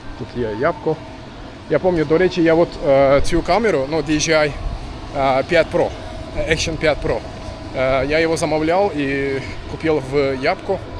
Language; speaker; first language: Ukrainian; non-native, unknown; Turkish